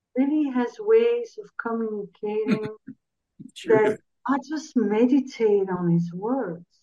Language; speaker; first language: English; non-native, fluent; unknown